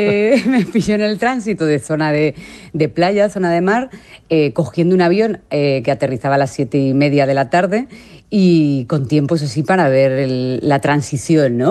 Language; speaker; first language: Spanish; native; Spanish